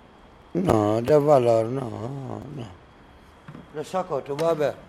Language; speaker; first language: Spanish; non-native, learner; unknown